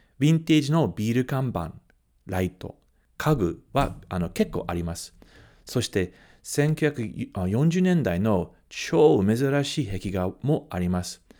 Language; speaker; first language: Japanese; early bilingual, heritage; Japanese